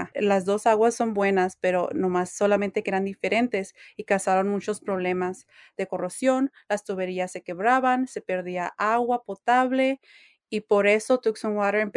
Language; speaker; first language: Spanish; early bilingual, heritage; English